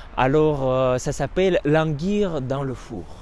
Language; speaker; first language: French; non-native, fluent; Russian